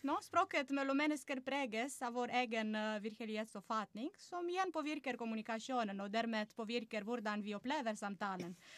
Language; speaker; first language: Norwegian; non-native, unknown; Romanian